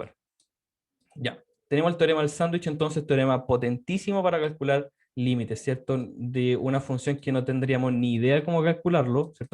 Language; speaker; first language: Spanish; native; Spanish